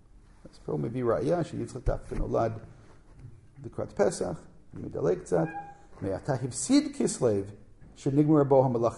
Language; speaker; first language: Hebrew; non-native, fluent; English